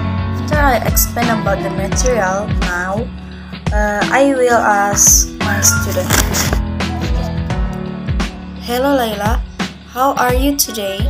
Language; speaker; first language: English; non-native, learner; Indonesian